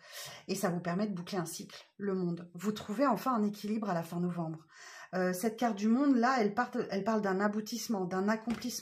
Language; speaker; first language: French; native; French